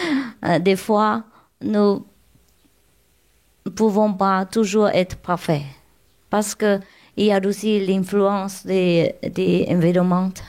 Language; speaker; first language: French; non-native, learner; Chinese